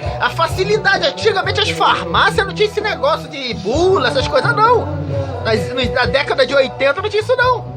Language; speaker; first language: Portuguese; early bilingual, other home language; Japanese